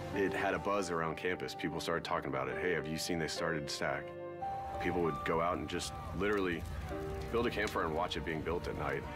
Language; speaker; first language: English; native; English